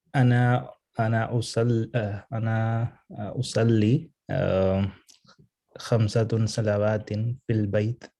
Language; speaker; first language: Arabic; non-native, learner; English